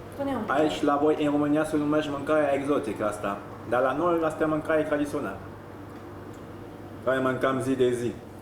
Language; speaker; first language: Romanian; non-native, fluent; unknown